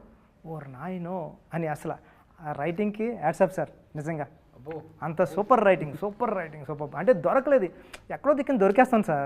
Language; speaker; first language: Telugu; native; Telugu